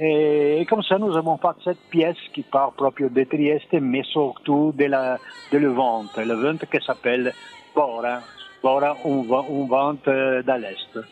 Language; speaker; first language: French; non-native, learner; Italian